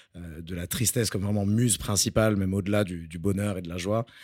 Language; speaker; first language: French; early bilingual, other home language; Spanish